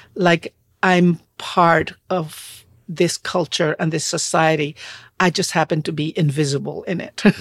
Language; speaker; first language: English; non-native, fluent; Spanish